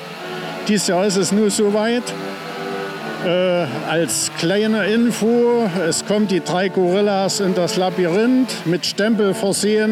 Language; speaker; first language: German; native; German